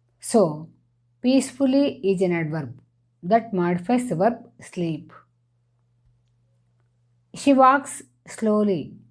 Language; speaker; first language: English; non-native, fluent; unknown